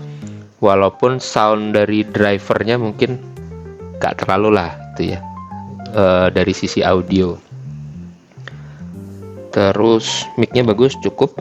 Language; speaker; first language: Indonesian; native; Indonesian